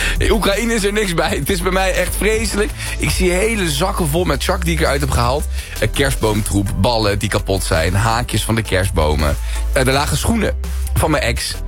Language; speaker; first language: Dutch; early bilingual, other home language; Spanish